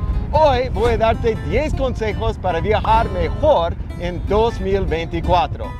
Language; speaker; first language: Spanish; non-native, fluent; English